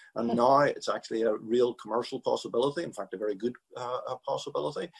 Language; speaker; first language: English; native; English